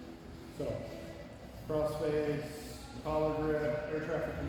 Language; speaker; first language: English; native; English